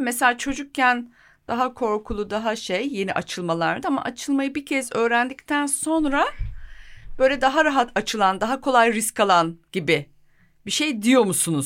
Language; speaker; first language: Turkish; native; Turkish